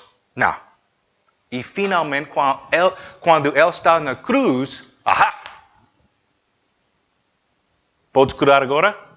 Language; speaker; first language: Portuguese; non-native, learner; English